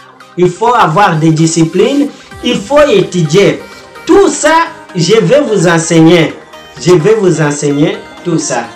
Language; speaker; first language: French; non-native, learner; Portuguese